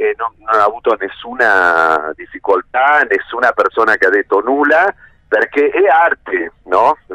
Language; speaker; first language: Italian; non-native, fluent; Spanish